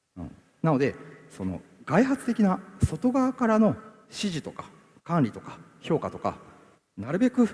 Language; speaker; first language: Japanese; native; Japanese